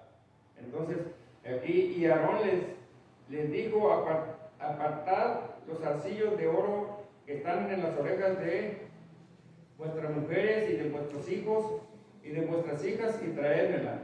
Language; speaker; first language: Spanish; native; Spanish